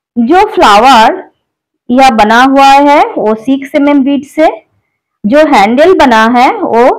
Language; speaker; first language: Hindi; non-native, local second language; Bangla